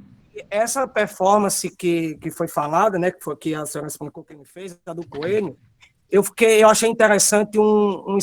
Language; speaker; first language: Portuguese; native; Portuguese